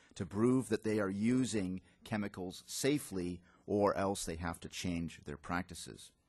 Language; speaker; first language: English; native; English